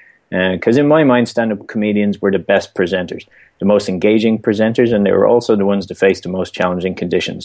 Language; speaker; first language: English; native; English